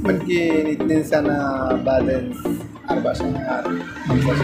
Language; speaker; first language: Arabic; non-native, learner; Bangla